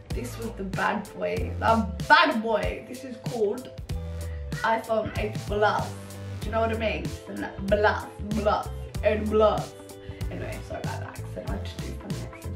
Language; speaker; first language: English; native; English